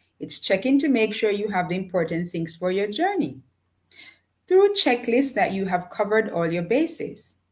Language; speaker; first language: English; native; English